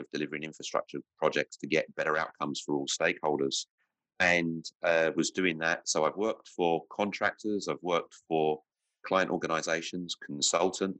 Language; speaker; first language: English; native; English